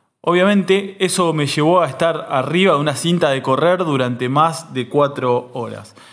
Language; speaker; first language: Spanish; native; Spanish